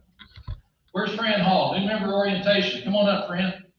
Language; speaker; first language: English; native; English